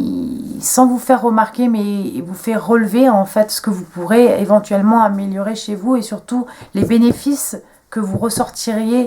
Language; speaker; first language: French; native; French